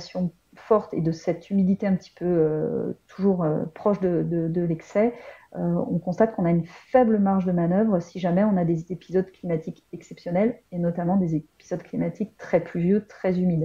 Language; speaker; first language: French; native; French